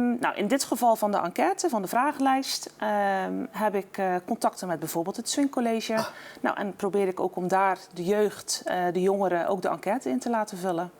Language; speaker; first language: Dutch; native; Dutch